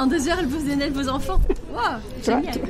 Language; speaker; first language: French; native; French